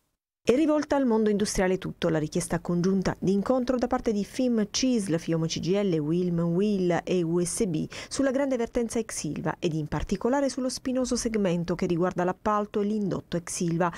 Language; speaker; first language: Italian; native; Italian